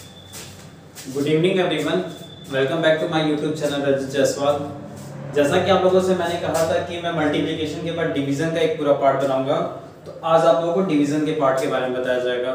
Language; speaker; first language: Hindi; native; Hindi